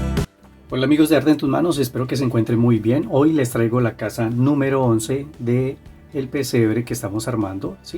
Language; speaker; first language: Spanish; native; Spanish